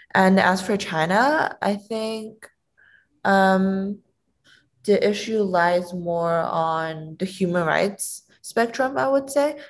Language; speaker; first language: English; non-native, fluent; Chinese